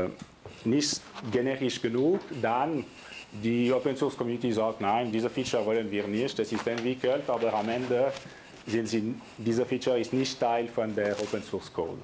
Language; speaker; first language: German; non-native, local second language; French